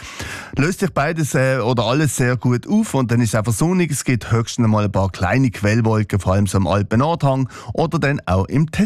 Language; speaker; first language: German; native; German